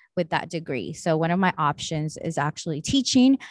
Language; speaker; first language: English; early bilingual, other home language; Spanish